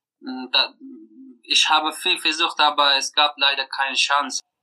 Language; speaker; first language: German; non-native, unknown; Persian